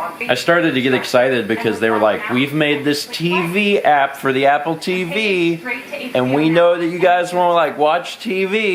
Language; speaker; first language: English; native; English